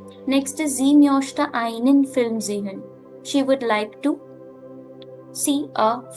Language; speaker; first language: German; non-native, learner; Hindi